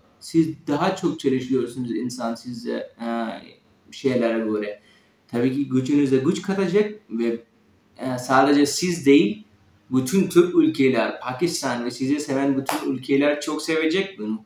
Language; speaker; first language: Turkish; non-native, fluent; Urdu